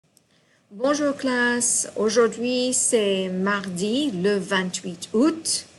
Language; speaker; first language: French; non-native, fluent; English